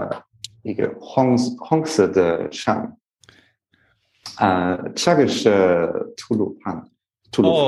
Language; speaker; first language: Chinese; non-native, learner; English